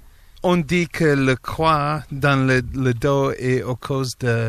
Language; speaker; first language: French; non-native, learner; English